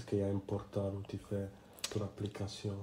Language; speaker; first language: French; non-native, learner; English